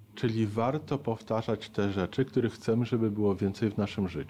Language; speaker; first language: Polish; native; Polish